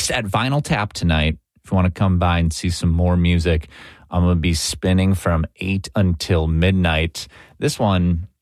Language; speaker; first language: English; native; English